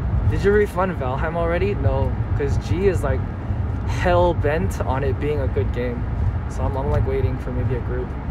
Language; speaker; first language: English; early bilingual, other home language; Korean